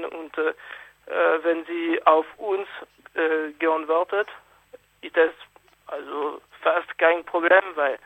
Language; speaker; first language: German; non-native, fluent; French